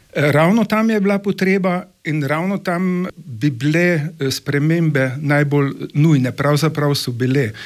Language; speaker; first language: Slovenian; native; Slovenian